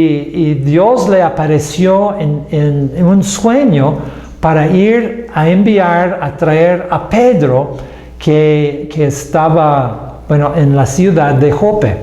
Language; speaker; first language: Spanish; non-native, fluent; English